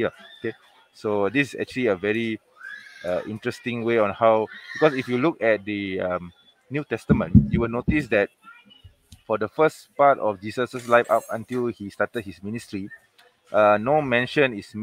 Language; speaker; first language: English; non-native, local second language; Malay